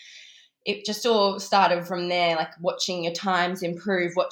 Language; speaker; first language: English; native; English